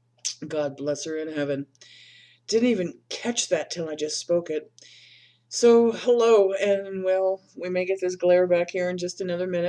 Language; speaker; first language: English; native; English